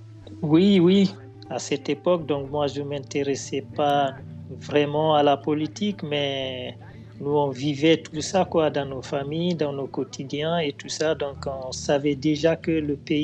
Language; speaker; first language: French; non-native, local second language; Fula